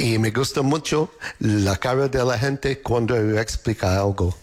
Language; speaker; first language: Spanish; non-native, fluent; English